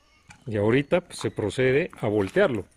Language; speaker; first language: Spanish; native; Spanish